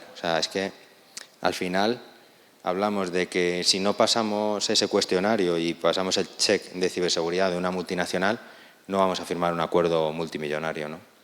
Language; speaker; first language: Spanish; native; Spanish